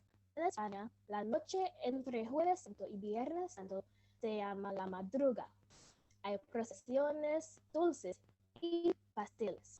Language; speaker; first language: Spanish; non-native, learner; English